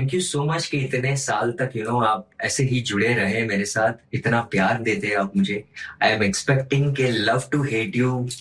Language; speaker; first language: Hindi; non-native, local second language; Gujarati